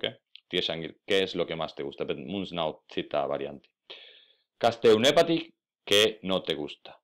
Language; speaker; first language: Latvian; non-native, fluent; Spanish